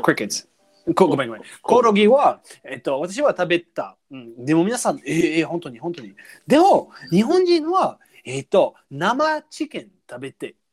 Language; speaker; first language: Japanese; non-native, learner; English